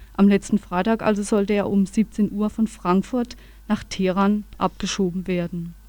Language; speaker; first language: German; native; German